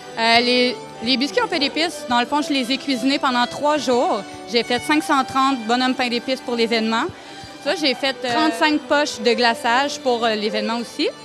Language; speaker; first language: French; native; French